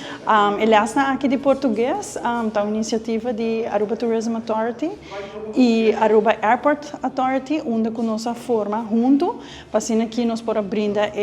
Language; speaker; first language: Portuguese; non-native, learner; Papiamento